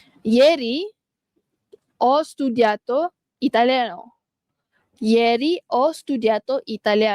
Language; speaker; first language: Italian; non-native, fluent; Malay